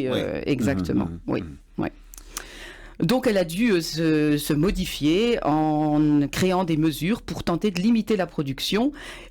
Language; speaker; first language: French; native; French